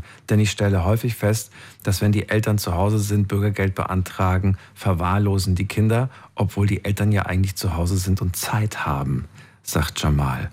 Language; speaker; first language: German; native; German